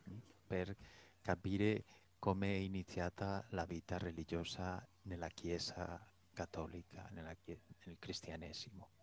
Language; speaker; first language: Italian; non-native, fluent; Spanish